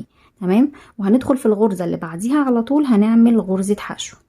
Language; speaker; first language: Arabic; native; Arabic